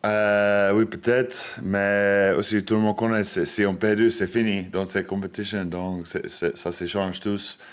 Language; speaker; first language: French; non-native, fluent; English